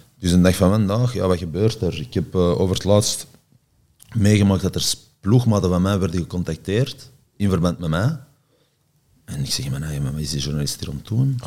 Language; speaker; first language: Dutch; native; Dutch